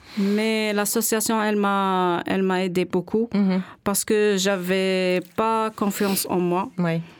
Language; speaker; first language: French; non-native, learner; Arabic